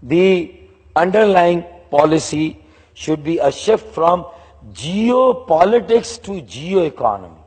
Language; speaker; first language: English; non-native, local second language; Urdu